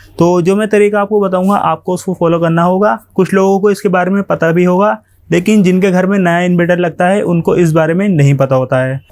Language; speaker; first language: Hindi; native; Hindi